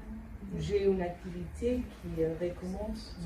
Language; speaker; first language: French; non-native, learner; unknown